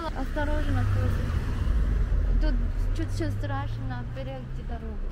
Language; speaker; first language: Russian; non-native, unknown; Korean